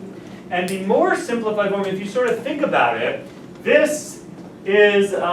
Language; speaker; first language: English; native; English